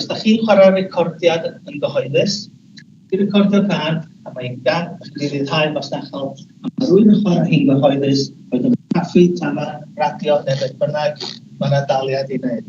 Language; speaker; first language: Welsh; native; Welsh